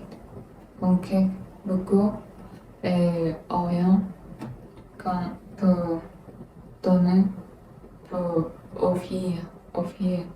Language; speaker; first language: French; non-native, learner; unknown